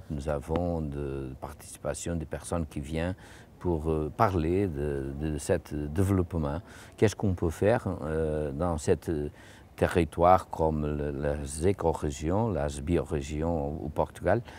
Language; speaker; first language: French; non-native, fluent; Portuguese